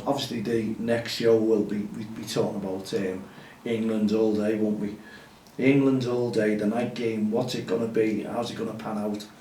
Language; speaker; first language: English; native; English